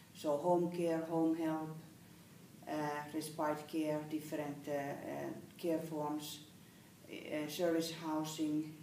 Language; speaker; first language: English; non-native, fluent; Finnish